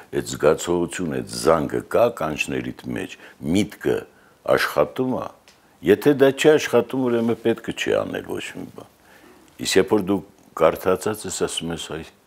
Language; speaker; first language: Armenian; native; Armenian